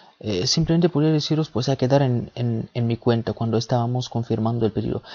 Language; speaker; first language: Spanish; early bilingual, other home language; Bulgarian